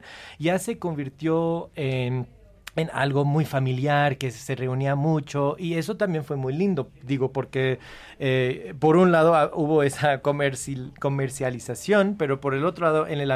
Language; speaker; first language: Spanish; non-native, fluent; English